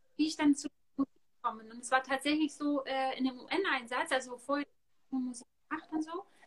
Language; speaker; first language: German; native; German